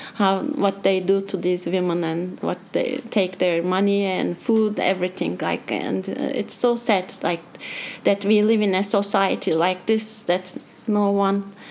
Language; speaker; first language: English; non-native, fluent; Turkish